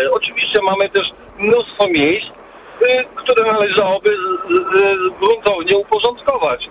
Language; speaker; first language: Polish; early bilingual, heritage; Polish